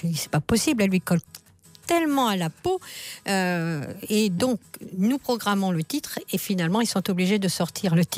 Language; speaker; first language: French; native; French